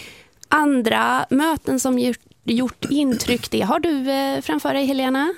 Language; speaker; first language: Swedish; native; Swedish